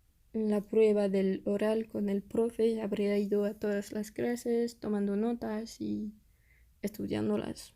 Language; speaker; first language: Spanish; non-native, fluent; French